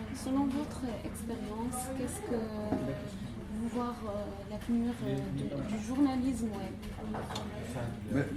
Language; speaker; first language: French; non-native, learner; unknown